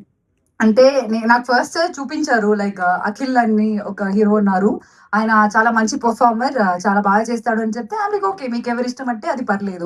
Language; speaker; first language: Telugu; non-native, fluent; Malayalam